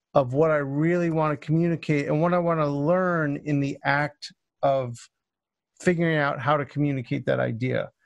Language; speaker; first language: English; native; English